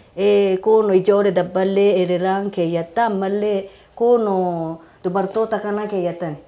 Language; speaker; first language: Oromo; non-native, fluent; Japanese